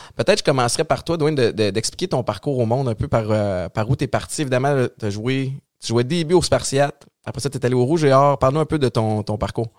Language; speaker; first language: French; native; French